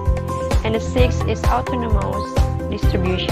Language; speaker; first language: English; non-native, learner; Indonesian